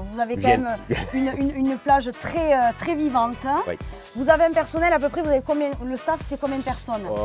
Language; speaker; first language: French; native; French